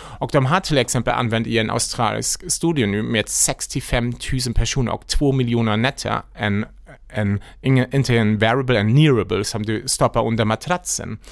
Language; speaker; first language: Swedish; non-native, fluent; German